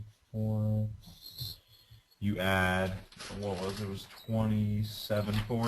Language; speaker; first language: English; native; English